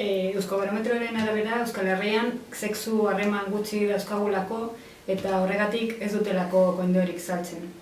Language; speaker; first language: Basque; non-native, learner; Spanish